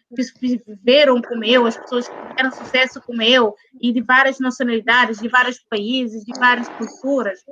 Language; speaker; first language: Portuguese; non-native, local second language; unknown